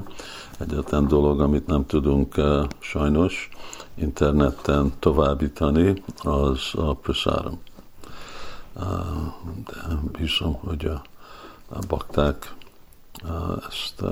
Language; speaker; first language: Hungarian; early bilingual, heritage; Hungarian